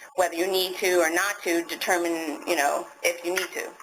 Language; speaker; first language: English; native; English